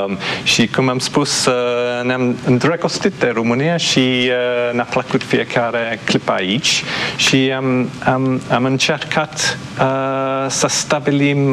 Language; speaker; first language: Romanian; non-native, fluent; English